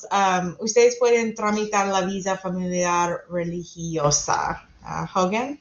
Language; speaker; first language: Spanish; non-native, fluent; English